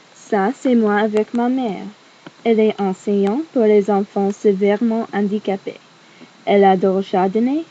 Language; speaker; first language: French; non-native, learner; English